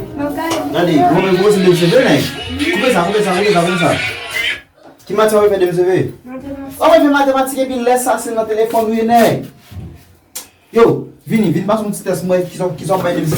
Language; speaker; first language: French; non-native, local second language; Haitian Creole